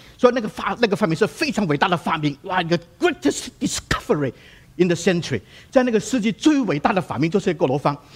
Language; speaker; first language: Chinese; non-native, local second language; Cantonese